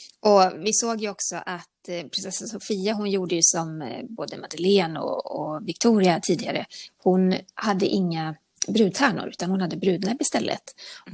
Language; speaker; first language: Swedish; native; Swedish